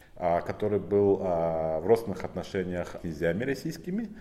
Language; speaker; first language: Russian; non-native, local second language; Tajik